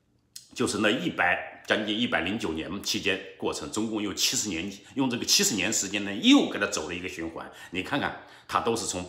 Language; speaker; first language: Chinese; native; Chinese